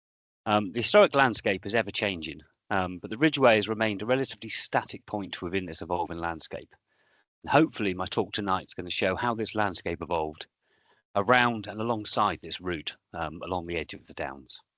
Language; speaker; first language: English; native; English